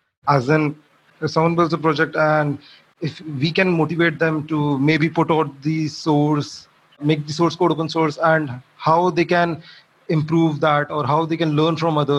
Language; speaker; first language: English; non-native, local second language; Hindi